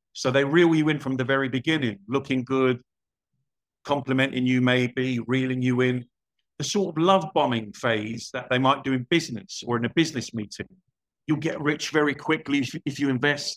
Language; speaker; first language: English; native; English